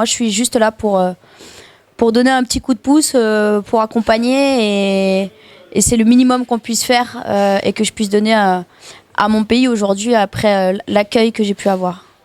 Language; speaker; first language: French; native; French